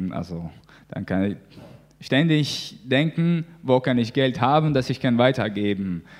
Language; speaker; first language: German; non-native, learner; Latvian